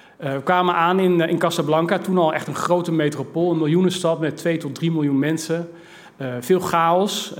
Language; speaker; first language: Dutch; native; Dutch